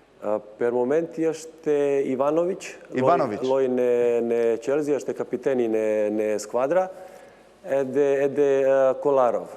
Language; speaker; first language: Albanian; non-native, learner; Serbian